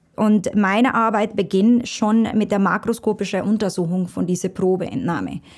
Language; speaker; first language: German; non-native, fluent; Spanish